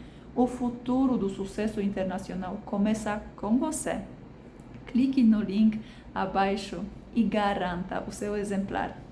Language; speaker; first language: Portuguese; non-native, fluent; Polish